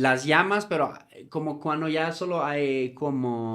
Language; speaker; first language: Spanish; non-native, fluent; German